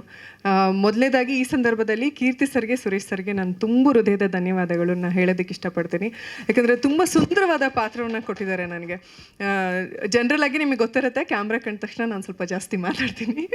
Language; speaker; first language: Kannada; native; Kannada